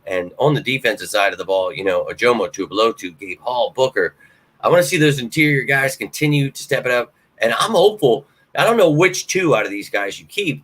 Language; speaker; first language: English; native; English